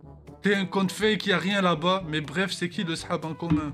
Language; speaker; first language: French; native; French